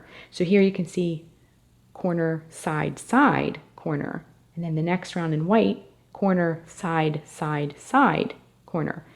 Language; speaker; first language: English; native; English